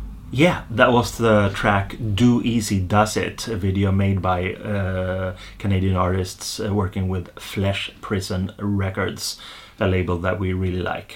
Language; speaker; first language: English; non-native, fluent; Swedish